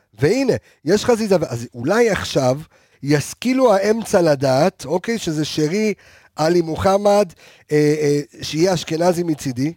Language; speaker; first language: Hebrew; native; Hebrew